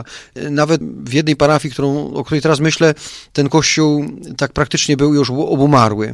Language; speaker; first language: Polish; native; Polish